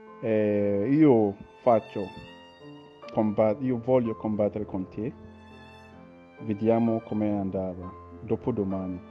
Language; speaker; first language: Italian; non-native, learner; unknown